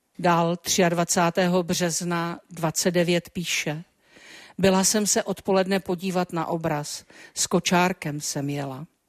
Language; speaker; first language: Czech; native; Czech